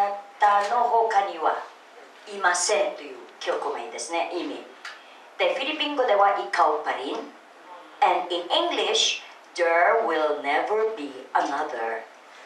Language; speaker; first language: Japanese; non-native, fluent; Filipino